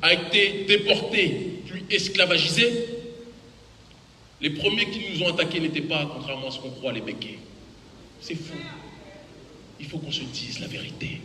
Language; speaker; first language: French; native; French